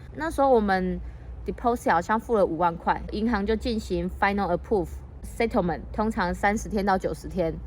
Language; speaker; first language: Chinese; native; Chinese